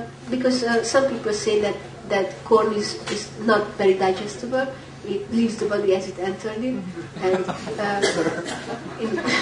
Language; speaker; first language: English; non-native, fluent; Hungarian